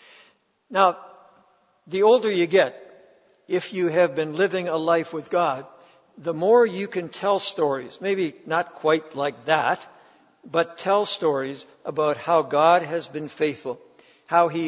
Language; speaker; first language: English; native; English